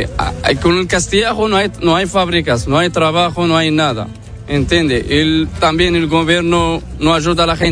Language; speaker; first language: Spanish; non-native, learner; Arabic